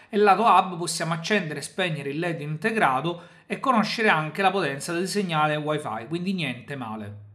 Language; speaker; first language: Italian; native; Italian